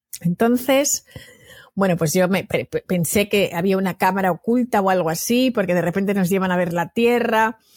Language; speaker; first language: Spanish; native; Spanish